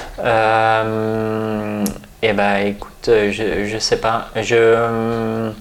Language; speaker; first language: French; non-native, fluent; Dutch